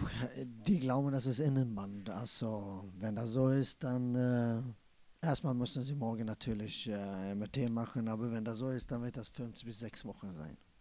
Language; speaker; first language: German; non-native, fluent; Swedish